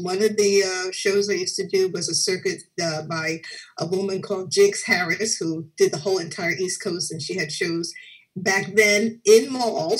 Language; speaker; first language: English; native; English